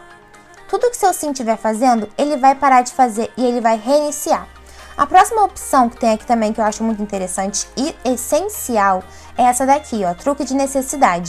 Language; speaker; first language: Portuguese; native; Portuguese